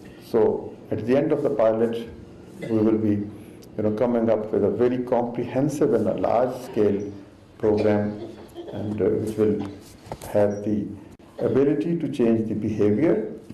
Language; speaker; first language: English; non-native, local second language; Urdu